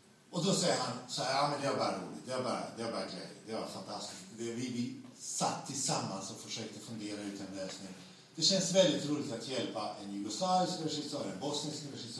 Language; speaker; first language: Swedish; non-native, fluent; Bosnian